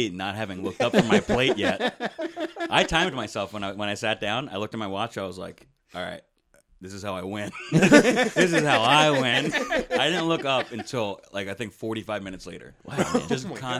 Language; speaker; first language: English; native; English